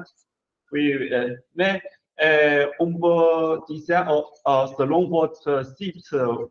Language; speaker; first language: French; non-native, learner; Chinese